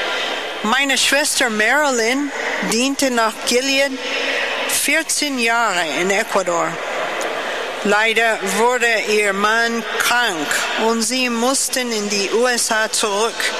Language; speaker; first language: German; non-native, fluent; English